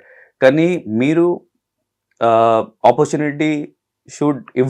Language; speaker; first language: Telugu; non-native, local second language; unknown